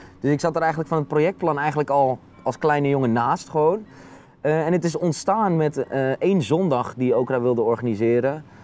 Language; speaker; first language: Dutch; native; Dutch